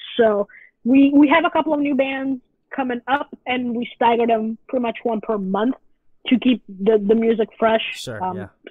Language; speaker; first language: English; non-native, fluent; Italian